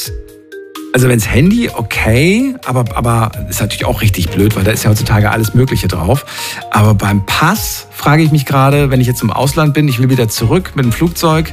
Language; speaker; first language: German; native; German